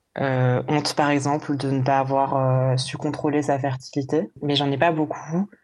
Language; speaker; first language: French; native; French